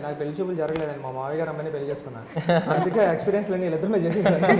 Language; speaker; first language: Telugu; native; Telugu